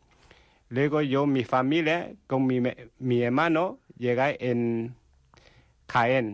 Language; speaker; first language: Spanish; non-native, learner; Vietnamese